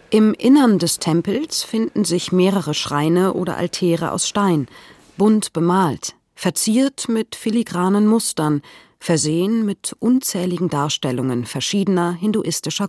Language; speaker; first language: German; native; German